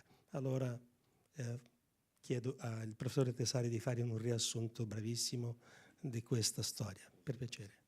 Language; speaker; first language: Italian; non-native, fluent; Portuguese